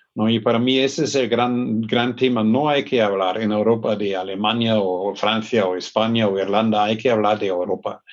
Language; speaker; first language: Spanish; non-native, fluent; German